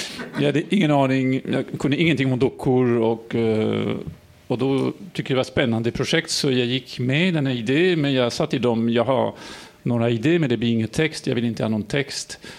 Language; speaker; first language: Swedish; non-native, fluent; French